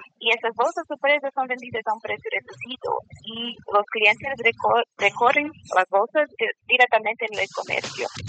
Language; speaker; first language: Spanish; non-native, learner; Portuguese